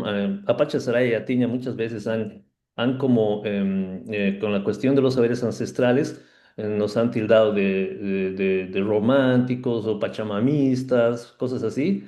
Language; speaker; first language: Spanish; native; Spanish